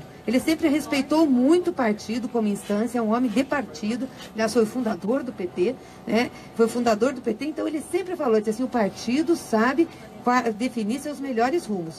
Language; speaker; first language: Portuguese; native; Portuguese